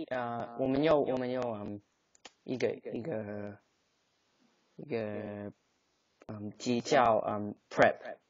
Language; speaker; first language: Chinese; non-native, learner; English